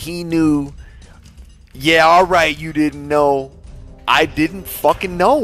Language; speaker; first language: English; native; English